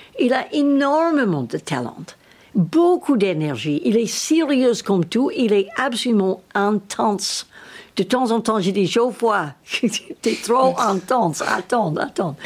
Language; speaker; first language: French; non-native, learner; English